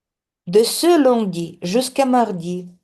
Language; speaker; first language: French; non-native, fluent; Russian